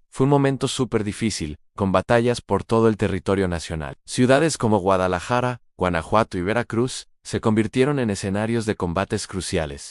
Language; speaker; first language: Spanish; native; Spanish